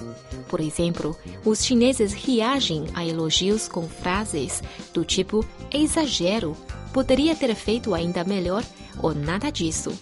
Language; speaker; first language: Portuguese; non-native, fluent; Chinese